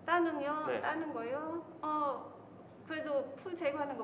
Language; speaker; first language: Korean; non-native, fluent; Filipino